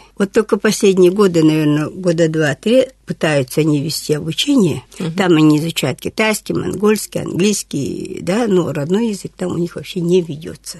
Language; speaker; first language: Russian; non-native, local second language; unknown